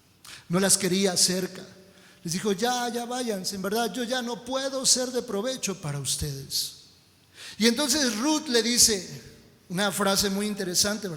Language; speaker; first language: Spanish; native; Spanish